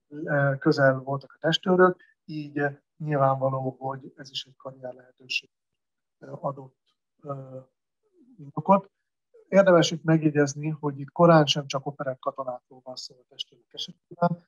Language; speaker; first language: Hungarian; native; Hungarian